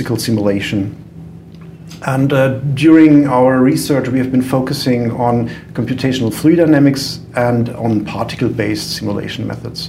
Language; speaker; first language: English; non-native, fluent; German